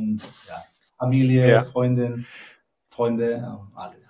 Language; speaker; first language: German; non-native, learner; Spanish